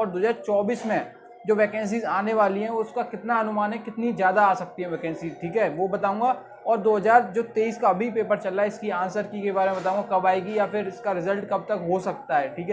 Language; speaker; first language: Hindi; native; Hindi